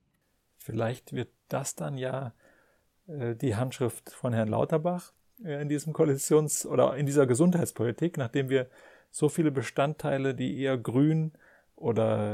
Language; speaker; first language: German; native; German